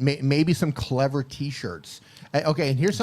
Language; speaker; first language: English; native; English